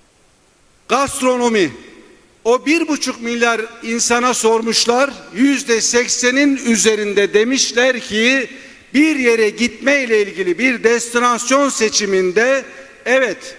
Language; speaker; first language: Turkish; native; Turkish